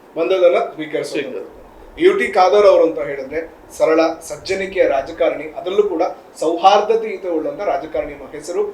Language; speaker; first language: Kannada; native; Kannada